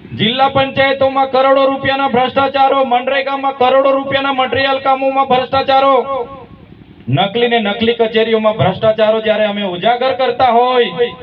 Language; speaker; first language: Gujarati; non-native, local second language; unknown